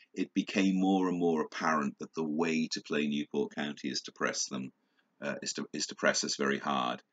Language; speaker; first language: English; native; English